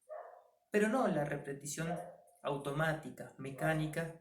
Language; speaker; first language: Spanish; native; Spanish